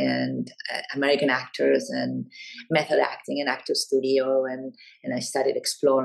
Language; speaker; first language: English; non-native, fluent; Italian